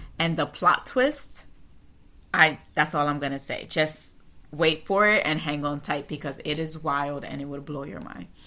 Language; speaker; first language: English; native; English